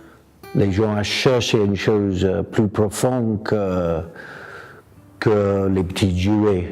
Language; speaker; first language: French; non-native, fluent; English